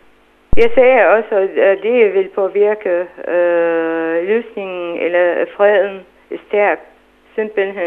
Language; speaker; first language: Danish; non-native, fluent; Arabic